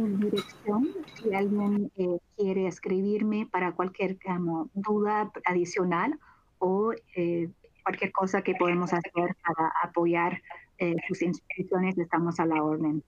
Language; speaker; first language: Spanish; non-native, fluent; English